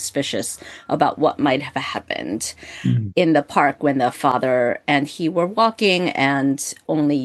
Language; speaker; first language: English; early bilingual, other home language; Korean